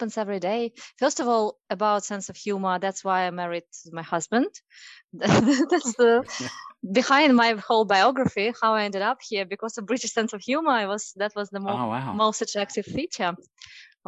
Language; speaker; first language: English; non-native, fluent; Russian